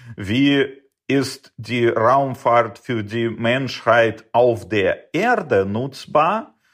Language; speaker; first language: German; non-native, fluent; Russian